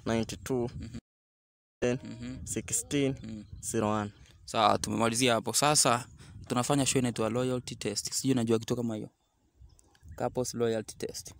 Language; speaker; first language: Swahili; native; Swahili